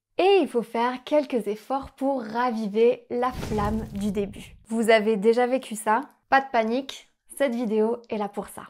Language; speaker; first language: French; native; French